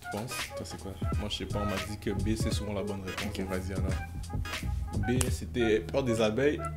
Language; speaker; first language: French; native; French